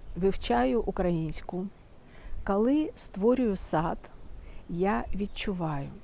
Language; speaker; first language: Ukrainian; non-native, fluent; Russian